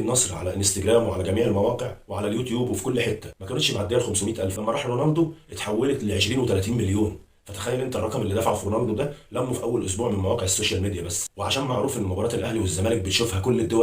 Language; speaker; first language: Arabic; native; Arabic